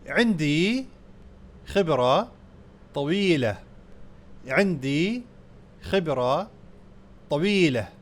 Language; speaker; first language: Arabic; non-native, fluent; Urdu